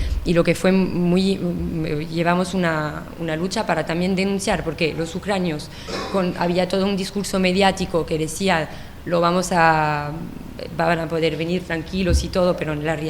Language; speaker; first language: Spanish; non-native, fluent; French